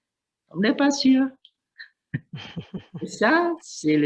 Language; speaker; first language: French; non-native, learner; Vietnamese